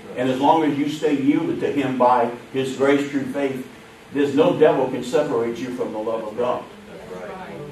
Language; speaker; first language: English; native; English